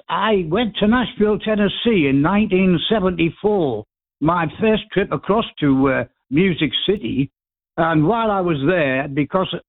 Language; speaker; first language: English; native; English